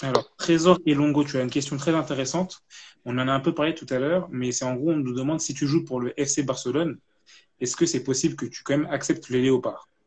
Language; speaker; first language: French; native; French